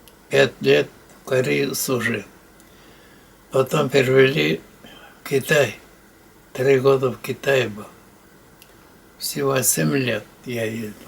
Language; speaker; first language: Russian; non-native, local second language; Bashkir